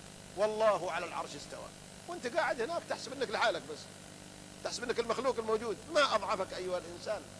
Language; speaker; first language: Arabic; native; Arabic